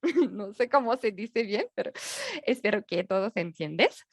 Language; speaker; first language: Spanish; non-native, learner; French